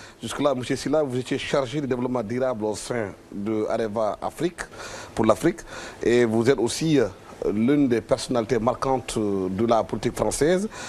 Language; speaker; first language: French; non-native, local second language; Wolof